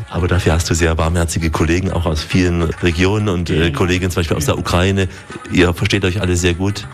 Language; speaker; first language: German; native; German